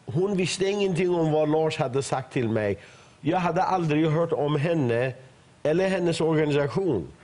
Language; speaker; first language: Swedish; non-native, fluent; Persian